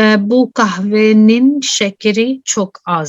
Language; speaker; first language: Turkish; non-native, learner; Urdu